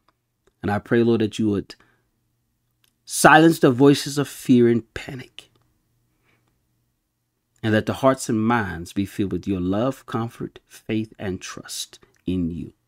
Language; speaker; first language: English; native; English